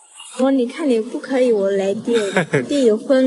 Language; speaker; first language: Chinese; non-native, learner; Lao